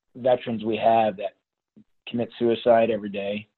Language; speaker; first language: English; native; English